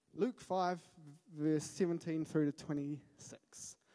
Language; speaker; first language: English; native; English